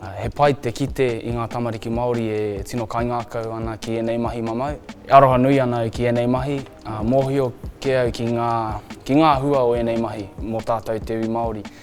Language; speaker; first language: Māori; native; Māori